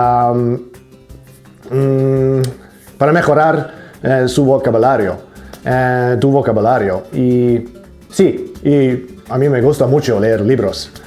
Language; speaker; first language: Spanish; non-native, learner; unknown